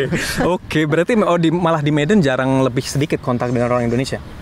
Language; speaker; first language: Indonesian; native; Indonesian